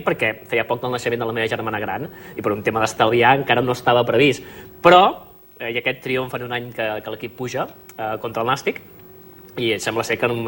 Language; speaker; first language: Catalan; native; Catalan